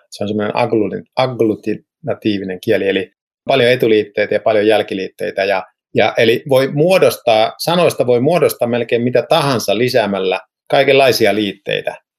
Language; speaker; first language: Finnish; native; Finnish